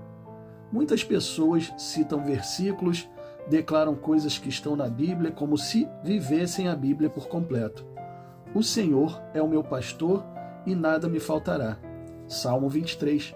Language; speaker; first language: Portuguese; native; Portuguese